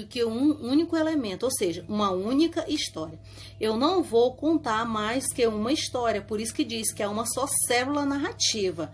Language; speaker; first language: Portuguese; native; Portuguese